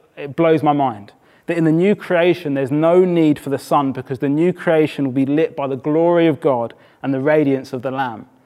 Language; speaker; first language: English; native; English